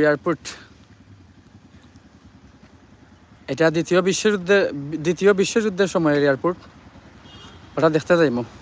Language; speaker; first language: Bangla; native; Bangla